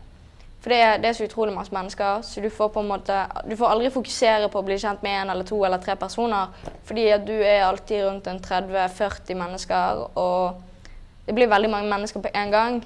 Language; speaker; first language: Norwegian; native; Norwegian